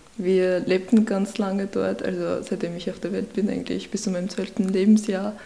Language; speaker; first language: German; early bilingual, other home language; Persian